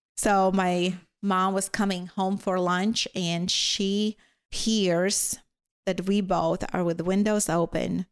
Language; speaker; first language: English; non-native, fluent; Latvian